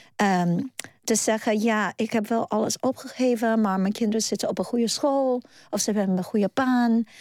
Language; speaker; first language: Dutch; non-native, fluent; Cantonese